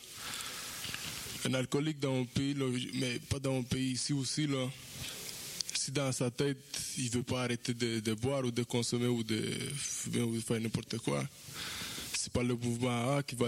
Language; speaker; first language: French; non-native, fluent; Romanian